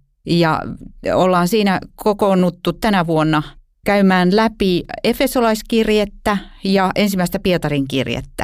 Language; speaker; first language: Finnish; native; Finnish